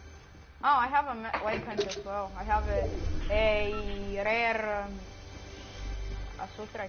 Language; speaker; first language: English; non-native, learner; Greek